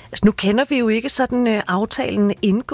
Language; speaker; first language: Danish; native; Danish